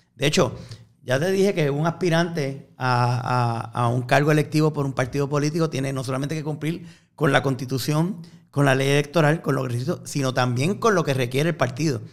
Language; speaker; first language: Spanish; native; Spanish